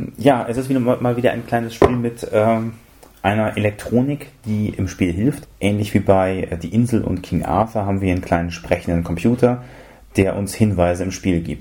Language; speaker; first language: German; native; German